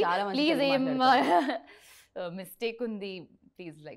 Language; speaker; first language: Telugu; non-native, learner; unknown